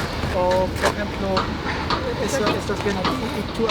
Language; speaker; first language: Spanish; non-native, learner; German